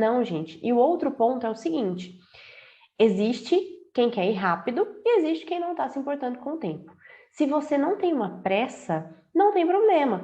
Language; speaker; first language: Portuguese; native; Portuguese